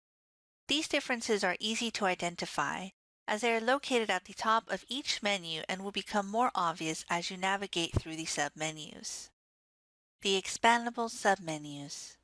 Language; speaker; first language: English; native; English